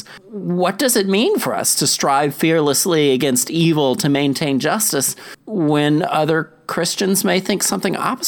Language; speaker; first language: English; native; English